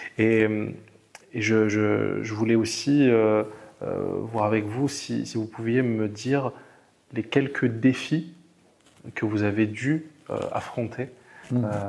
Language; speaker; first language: French; native; French